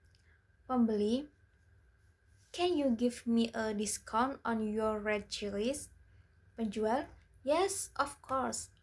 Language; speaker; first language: English; non-native, learner; Indonesian